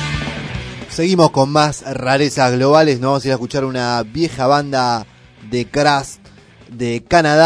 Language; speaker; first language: Spanish; native; Spanish